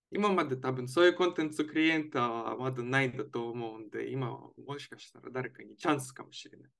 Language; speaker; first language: Japanese; non-native, fluent; Latvian